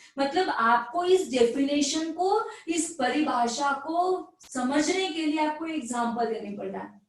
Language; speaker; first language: Hindi; non-native, local second language; Marathi